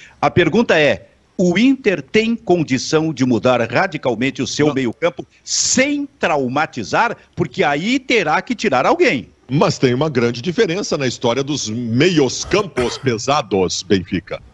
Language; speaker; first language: Portuguese; native; Portuguese